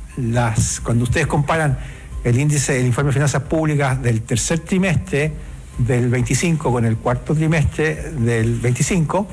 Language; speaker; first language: Spanish; native; Spanish